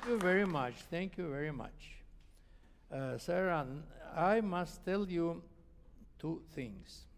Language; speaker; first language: English; non-native, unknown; Russian